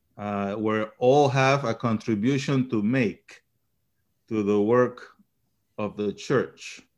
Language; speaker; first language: English; early bilingual, other home language; Spanish